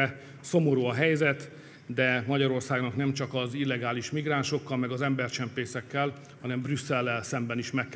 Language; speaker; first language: Hungarian; native; Hungarian